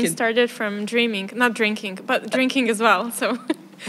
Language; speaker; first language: English; non-native, fluent; Serbian